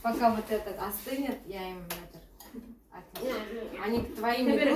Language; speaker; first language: Russian; non-native, local second language; Kazakh